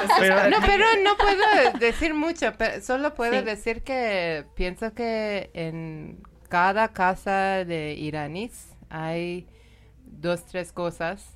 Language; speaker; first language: Spanish; non-native, learner; Persian